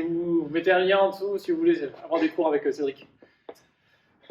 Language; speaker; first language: French; native; French